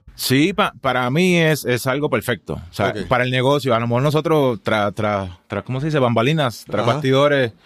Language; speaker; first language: Spanish; native; Spanish